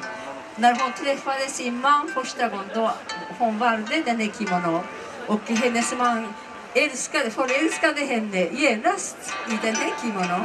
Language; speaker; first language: Swedish; non-native, learner; Japanese